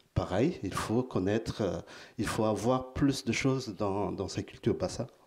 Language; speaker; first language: French; non-native, local second language; Malagasy